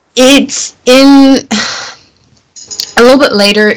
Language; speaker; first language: English; non-native, fluent; German